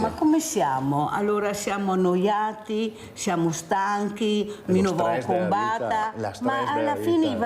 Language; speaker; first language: Italian; native; Italian